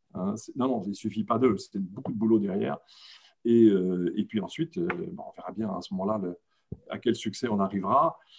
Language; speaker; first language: French; native; French